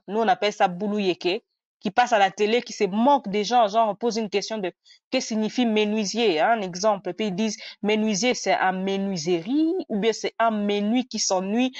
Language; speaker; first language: French; non-native, local second language; Nande